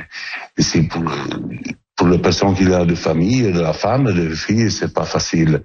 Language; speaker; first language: French; non-native, learner; Italian